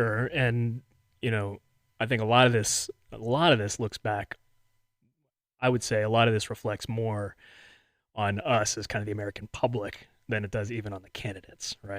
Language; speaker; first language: English; native; English